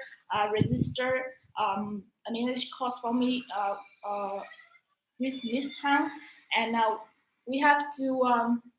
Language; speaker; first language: English; non-native, learner; Vietnamese